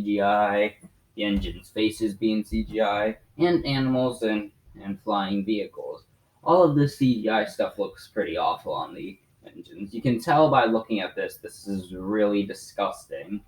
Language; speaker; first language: English; native; English